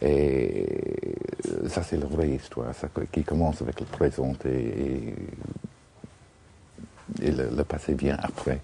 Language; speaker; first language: French; non-native, fluent; English